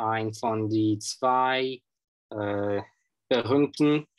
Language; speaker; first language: German; non-native, learner; Russian